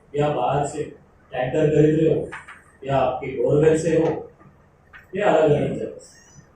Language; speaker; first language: Hindi; non-native, local second language; Marathi